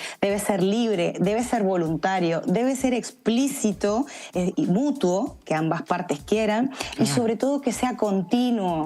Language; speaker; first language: Spanish; native; Spanish